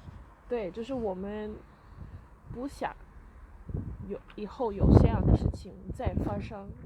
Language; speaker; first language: Chinese; early bilingual, heritage; Chinese